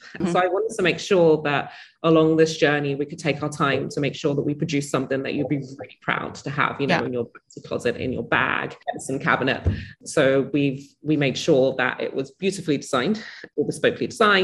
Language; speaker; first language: English; native; English